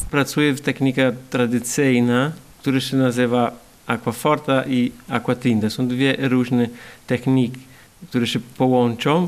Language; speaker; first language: Polish; non-native, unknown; Portuguese